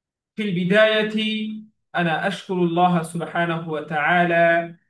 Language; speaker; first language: Arabic; non-native, fluent; Bangla